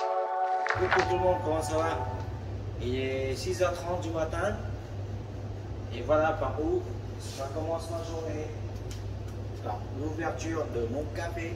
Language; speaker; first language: French; early bilingual, other home language; Vietnamese